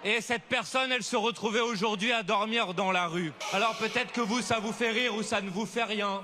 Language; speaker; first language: French; native; French